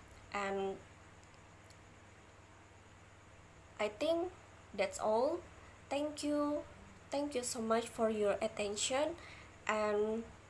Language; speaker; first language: English; non-native, learner; Indonesian